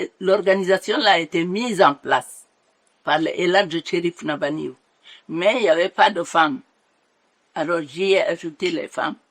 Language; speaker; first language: French; non-native, local second language; Mandingo